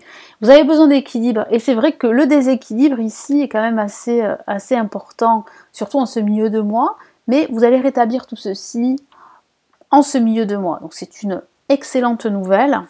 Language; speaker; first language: French; native; French